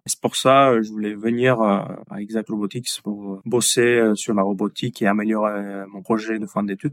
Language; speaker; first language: French; non-native, fluent; Turkish